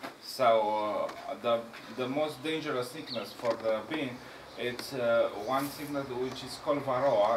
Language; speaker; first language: English; non-native, learner; Romanian